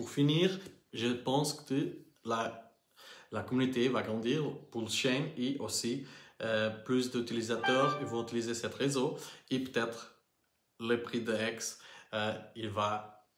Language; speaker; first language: French; non-native, learner; Portuguese